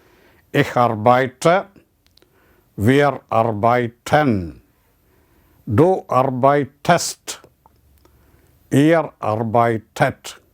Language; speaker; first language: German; non-native, learner; Malayalam